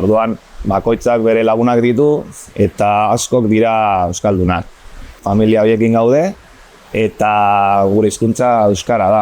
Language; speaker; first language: Basque; non-native, local second language; Spanish